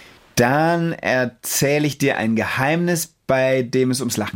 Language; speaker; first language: German; native; German